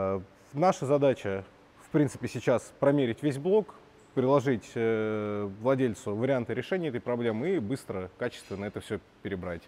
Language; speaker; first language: Russian; native; Russian